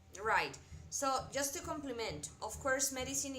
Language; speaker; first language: English; non-native, fluent; Spanish